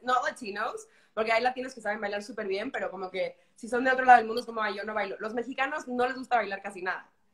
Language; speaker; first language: Spanish; early bilingual, heritage; Spanish